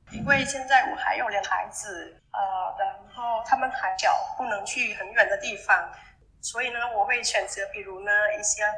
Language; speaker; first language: Chinese; non-native, fluent; Vietnamese